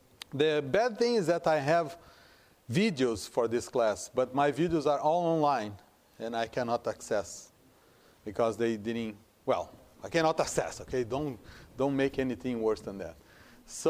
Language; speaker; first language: English; non-native, fluent; Portuguese